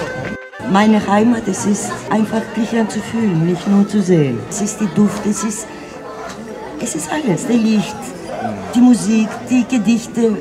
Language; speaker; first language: German; non-native, fluent; Greek